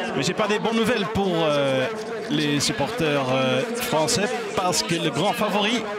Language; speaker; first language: French; non-native, fluent; Dutch